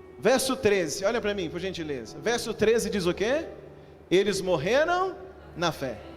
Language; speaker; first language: Portuguese; native; Portuguese